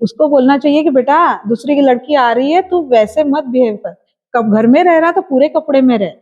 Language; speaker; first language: Hindi; non-native, local second language; Marathi